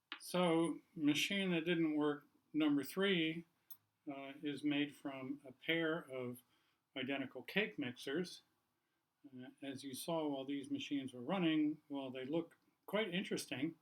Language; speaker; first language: English; native; English